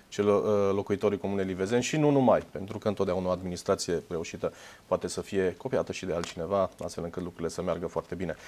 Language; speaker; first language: Romanian; native; Romanian